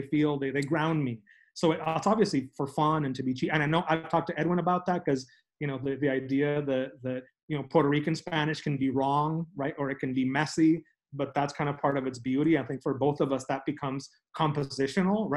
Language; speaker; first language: English; early bilingual, other home language; Spanish